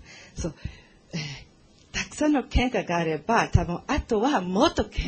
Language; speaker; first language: Japanese; non-native, learner; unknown